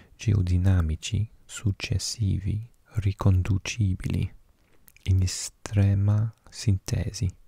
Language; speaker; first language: Italian; non-native, learner; Welsh